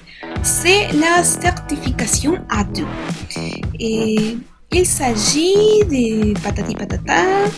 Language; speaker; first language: French; non-native, learner; Spanish